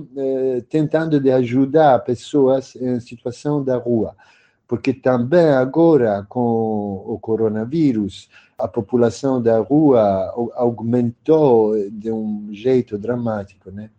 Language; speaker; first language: Portuguese; non-native, fluent; Italian